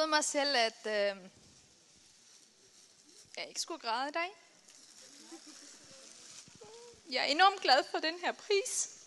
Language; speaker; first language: Danish; early bilingual, other home language; Kurdish